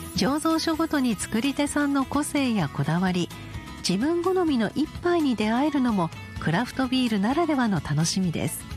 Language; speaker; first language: Japanese; native; Japanese